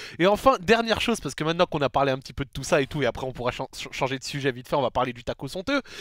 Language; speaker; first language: French; native; French